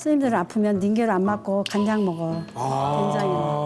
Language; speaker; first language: Korean; native; Korean